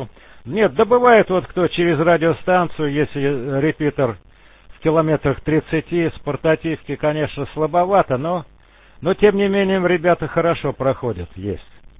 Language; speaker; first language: Russian; native; Russian